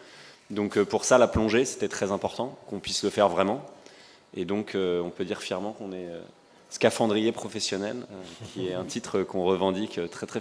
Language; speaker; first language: French; native; French